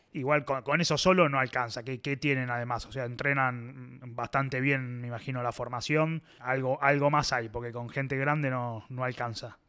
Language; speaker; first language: Spanish; native; Spanish